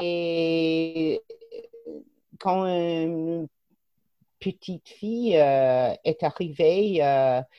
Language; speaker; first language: French; non-native, fluent; English